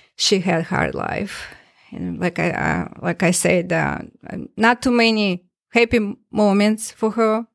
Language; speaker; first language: English; non-native, learner; Russian